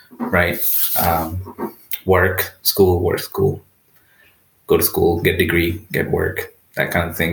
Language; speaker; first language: English; non-native, local second language; Punjabi